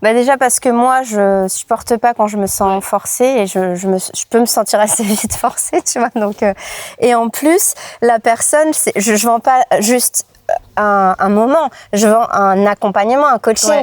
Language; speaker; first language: French; native; French